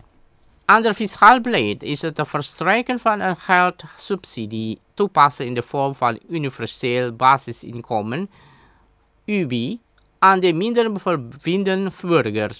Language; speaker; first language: Dutch; non-native, learner; Indonesian